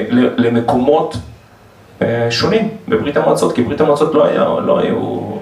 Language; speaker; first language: Hebrew; non-native, fluent; Russian